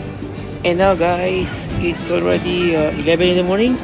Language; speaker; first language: English; non-native, local second language; Filipino